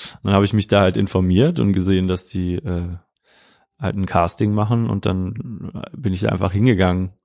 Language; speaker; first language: German; native; German